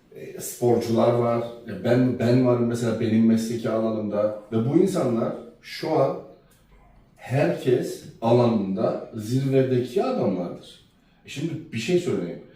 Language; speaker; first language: Turkish; native; Turkish